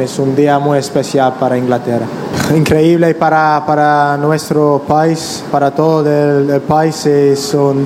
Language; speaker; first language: Spanish; non-native, fluent; English